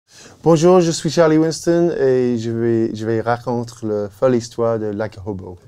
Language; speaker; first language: French; non-native, fluent; English